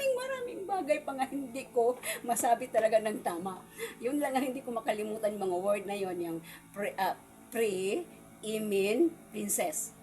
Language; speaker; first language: Filipino; non-native, local second language; Cebuano